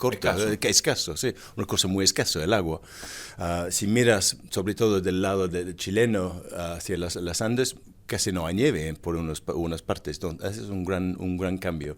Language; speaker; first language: Spanish; non-native, fluent; English